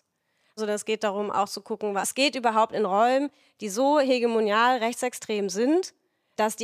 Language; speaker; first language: German; native; German